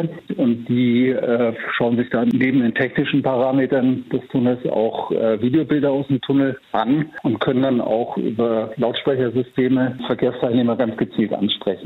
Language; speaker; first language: German; native; German